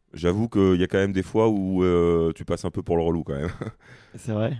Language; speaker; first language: French; native; French